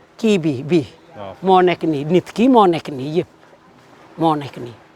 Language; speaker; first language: Wolof; non-native, local second language; Jola-Fonyi